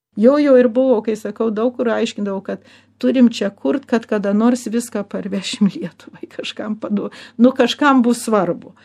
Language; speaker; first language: Lithuanian; early bilingual, heritage; Lithuanian